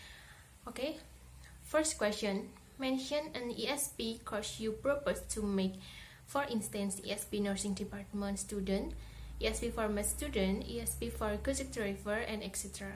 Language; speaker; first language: English; non-native, learner; Indonesian